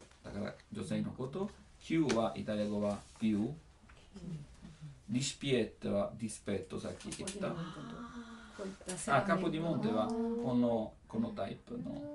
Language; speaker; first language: Japanese; non-native, learner; Italian